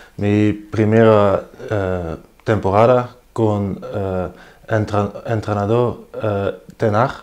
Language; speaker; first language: Spanish; non-native, learner; Dutch